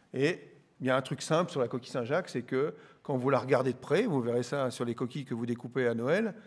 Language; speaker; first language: French; native; French